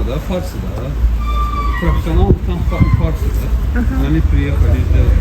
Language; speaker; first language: Russian; non-native, local second language; Azerbaijani